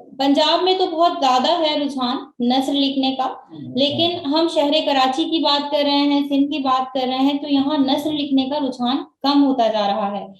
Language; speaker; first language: Urdu; native; Urdu